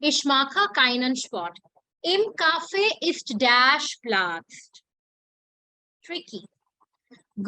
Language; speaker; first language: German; non-native, learner; Hindi